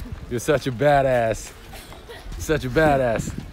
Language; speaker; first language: English; non-native, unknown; Korean